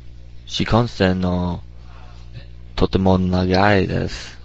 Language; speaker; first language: Japanese; non-native, learner; English